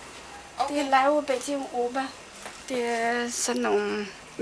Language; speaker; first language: Danish; non-native, learner; Chinese